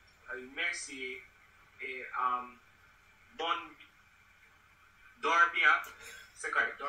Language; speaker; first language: French; non-native, learner; English